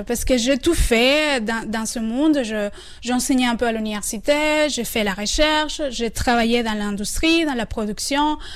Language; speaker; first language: French; non-native, fluent; Spanish